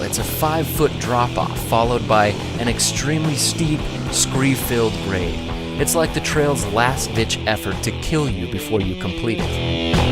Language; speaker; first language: English; native; English